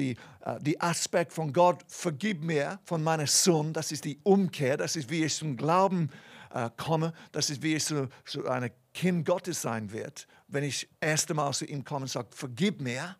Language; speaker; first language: German; non-native, fluent; English